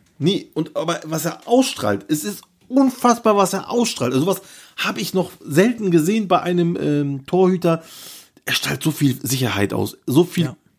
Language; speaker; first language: German; early bilingual, other home language; Turkish